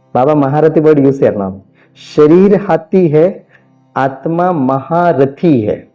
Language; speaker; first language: Hindi; non-native, local second language; Malayalam